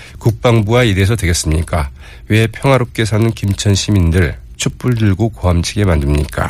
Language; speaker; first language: Korean; native; Korean